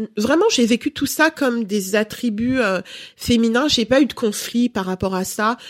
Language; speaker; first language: French; early bilingual, other home language; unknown